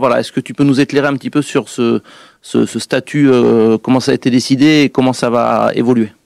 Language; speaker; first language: French; native; French